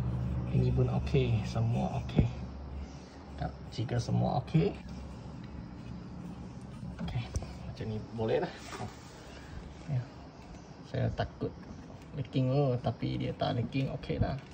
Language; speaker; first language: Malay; non-native, local second language; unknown